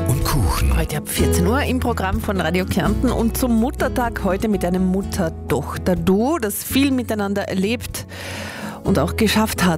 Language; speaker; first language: German; native; German